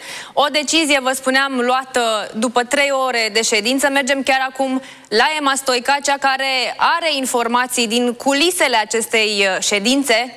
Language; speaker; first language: Romanian; native; Romanian